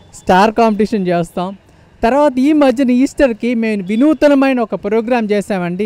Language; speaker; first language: Telugu; non-native, local second language; Malayalam